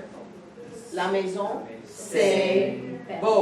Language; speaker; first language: French; non-native, fluent; English